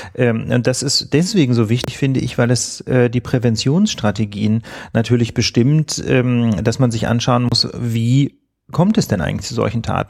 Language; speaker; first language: German; native; German